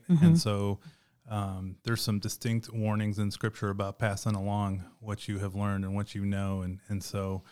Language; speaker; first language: English; native; English